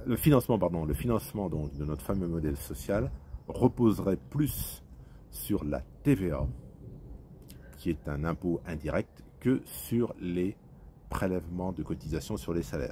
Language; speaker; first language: French; native; French